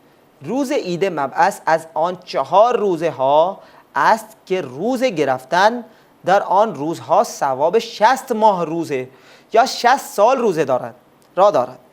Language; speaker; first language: Persian; non-native, fluent; Urdu